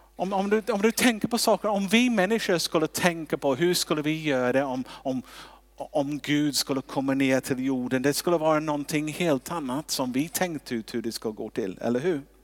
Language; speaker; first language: Swedish; non-native, fluent; English